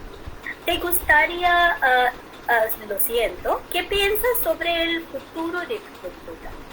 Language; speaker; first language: Spanish; non-native, fluent; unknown